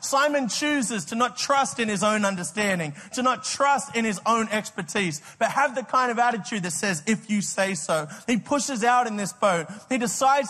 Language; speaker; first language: English; native; English